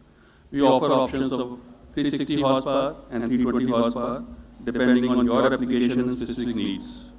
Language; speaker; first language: English; non-native, local second language; Hindi